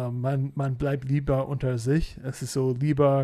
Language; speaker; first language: German; non-native, fluent; English